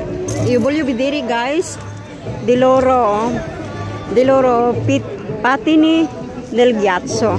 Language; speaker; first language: Italian; non-native, learner; Filipino